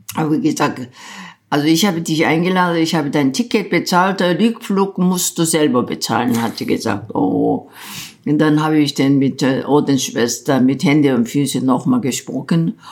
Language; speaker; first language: German; non-native, fluent; Korean